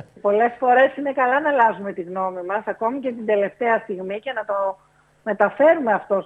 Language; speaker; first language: Greek; native; Greek